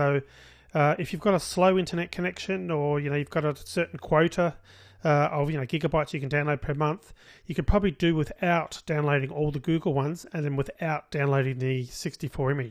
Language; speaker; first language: English; native; English